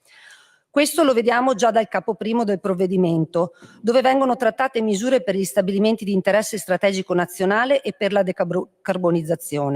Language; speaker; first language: Italian; native; Italian